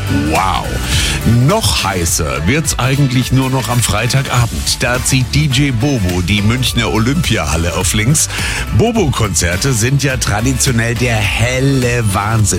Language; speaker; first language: German; native; German